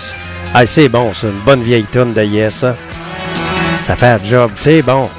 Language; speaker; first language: French; native; French